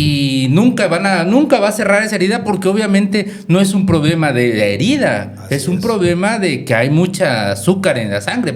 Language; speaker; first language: Spanish; native; Spanish